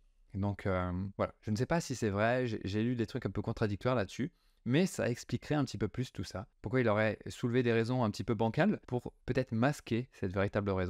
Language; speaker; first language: French; native; French